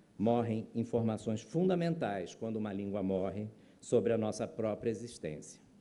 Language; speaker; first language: Portuguese; native; Portuguese